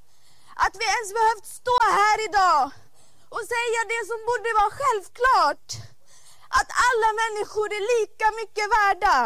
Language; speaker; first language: Swedish; non-native, fluent; Arabic